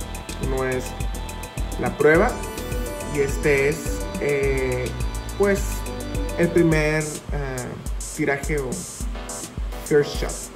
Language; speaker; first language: Spanish; native; Spanish